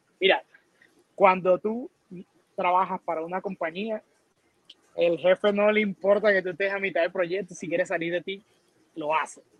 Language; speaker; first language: Spanish; native; Spanish